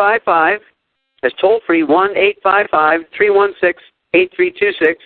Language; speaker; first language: English; native; English